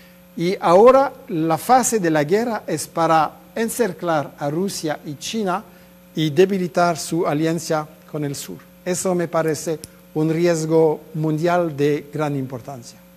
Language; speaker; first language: Spanish; non-native, fluent; French